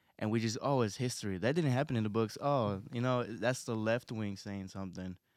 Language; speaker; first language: English; native; English